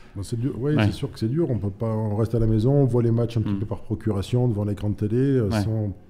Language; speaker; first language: French; native; French